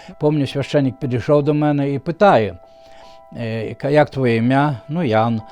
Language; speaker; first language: Ukrainian; non-native, fluent; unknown